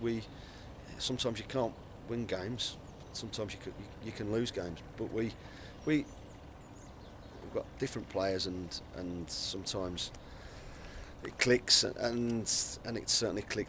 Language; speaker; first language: English; native; English